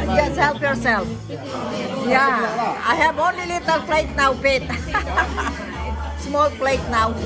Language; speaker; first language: English; non-native, learner; Filipino